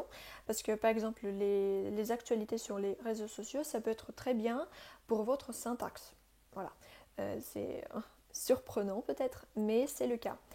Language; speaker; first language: French; non-native, fluent; Russian